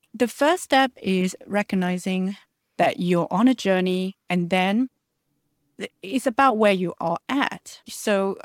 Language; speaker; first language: English; early bilingual, other home language; Chinese